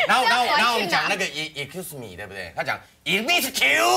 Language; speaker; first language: Chinese; native; Chinese